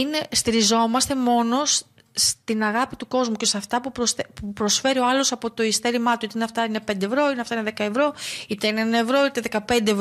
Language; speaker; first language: Greek; native; Greek